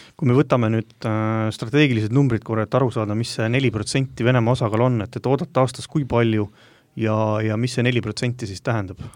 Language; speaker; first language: Estonian; native; Estonian